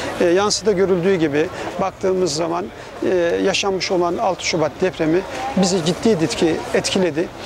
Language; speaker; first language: Turkish; native; Turkish